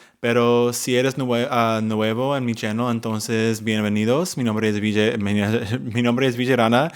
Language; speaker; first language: Spanish; non-native, learner; English